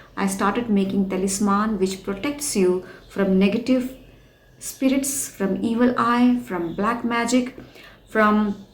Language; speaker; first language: English; non-native, local second language; Hindi